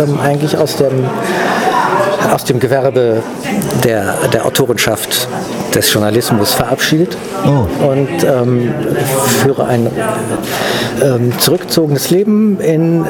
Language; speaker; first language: German; native; German